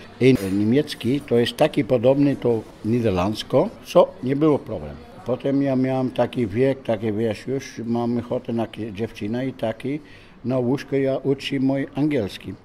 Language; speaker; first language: Polish; non-native, learner; Dutch